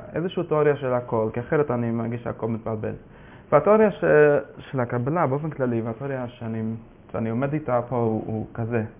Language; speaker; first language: Hebrew; non-native, fluent; Yiddish